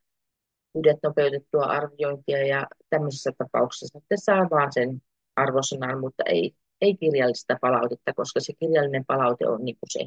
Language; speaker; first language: Finnish; native; Finnish